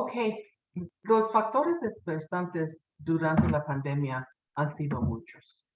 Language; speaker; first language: Spanish; non-native, fluent; English